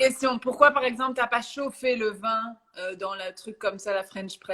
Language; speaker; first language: French; native; French